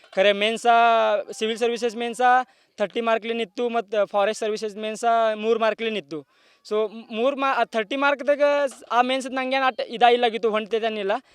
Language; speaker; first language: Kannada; non-native, local second language; Marathi